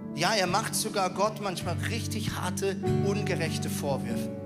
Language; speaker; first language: German; native; German